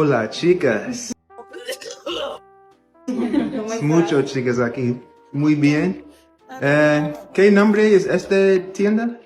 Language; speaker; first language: Spanish; non-native, learner; English